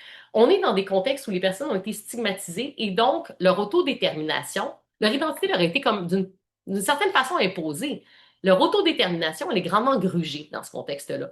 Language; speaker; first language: French; native; French